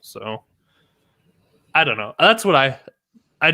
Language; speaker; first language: English; native; English